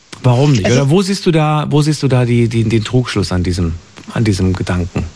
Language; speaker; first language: German; native; German